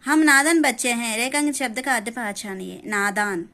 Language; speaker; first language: Hindi; non-native, local second language; Telugu